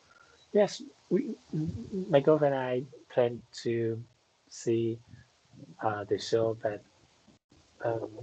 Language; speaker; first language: English; non-native, fluent; Chinese